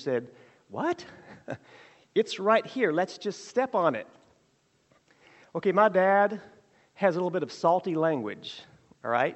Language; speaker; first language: English; native; English